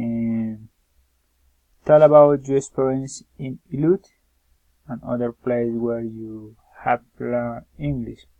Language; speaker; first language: English; non-native, learner; Spanish